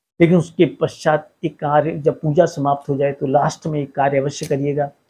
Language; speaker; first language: Hindi; native; Hindi